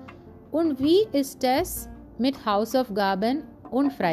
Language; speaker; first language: German; non-native, fluent; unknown